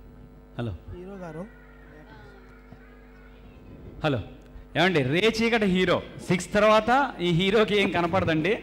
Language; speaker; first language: Telugu; native; Telugu